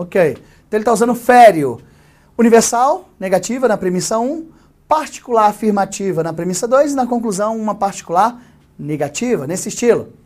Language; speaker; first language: Portuguese; native; Portuguese